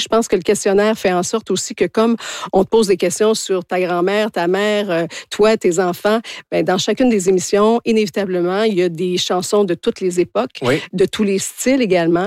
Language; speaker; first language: French; native; French